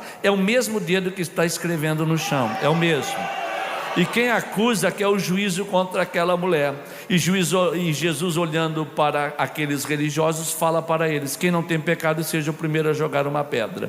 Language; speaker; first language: Portuguese; native; Portuguese